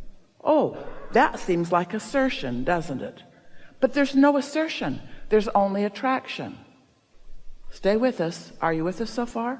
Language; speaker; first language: English; native; English